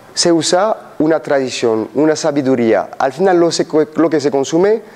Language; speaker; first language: Spanish; non-native, fluent; French